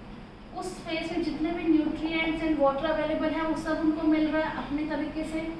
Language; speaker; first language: Hindi; native; Hindi